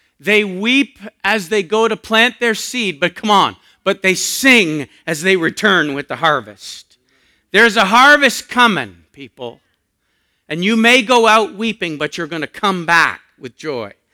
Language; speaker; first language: English; native; English